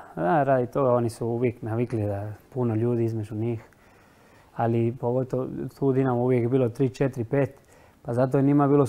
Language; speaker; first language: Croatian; non-native, fluent; Spanish